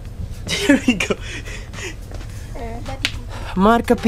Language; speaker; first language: English; non-native, learner; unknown